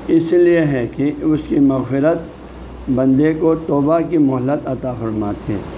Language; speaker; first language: Urdu; non-native, local second language; Balti